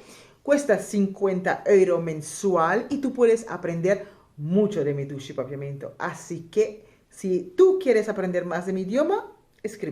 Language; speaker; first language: Spanish; non-native, local second language; Papiamento